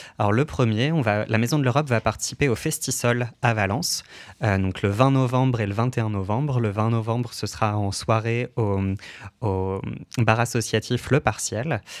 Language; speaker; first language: French; native; French